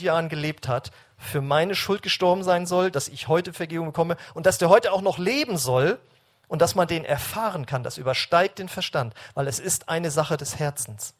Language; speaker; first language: German; native; German